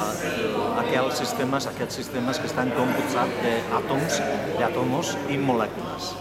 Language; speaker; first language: Catalan; non-native, fluent; Basque